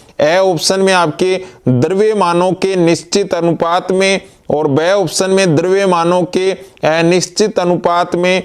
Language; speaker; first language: Hindi; native; Hindi